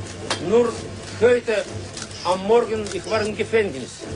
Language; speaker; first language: German; non-native, learner; Russian